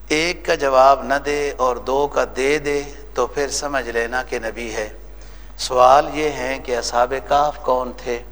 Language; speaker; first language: Urdu; native; Urdu